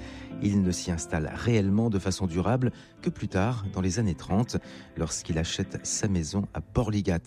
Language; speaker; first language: French; native; French